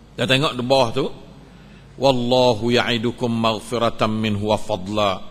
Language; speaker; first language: Malay; native; Malay